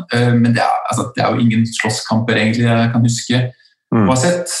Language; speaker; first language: Norwegian; early bilingual, other home language; Icelandic